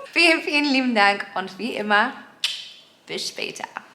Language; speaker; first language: German; non-native, fluent; English